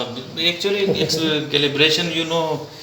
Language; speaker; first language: English; non-native, learner; Indonesian